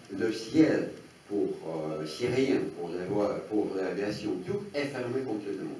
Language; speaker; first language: French; non-native, fluent; Russian